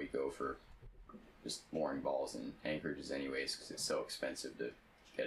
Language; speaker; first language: English; native; English